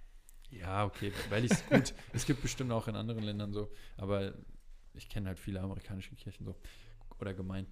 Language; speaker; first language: German; native; German